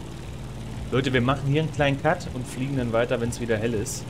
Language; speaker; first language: German; native; German